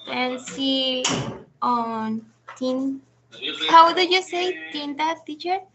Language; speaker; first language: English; non-native, learner; Spanish